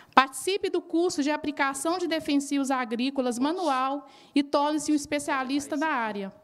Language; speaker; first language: Portuguese; native; Portuguese